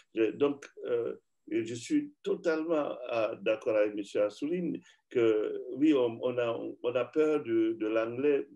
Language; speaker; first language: French; non-native, local second language; Bambara